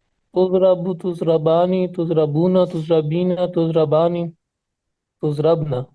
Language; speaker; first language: Arabic; non-native, learner; Urdu